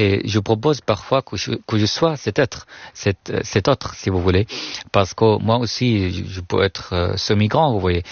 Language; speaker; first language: French; non-native, fluent; Arabic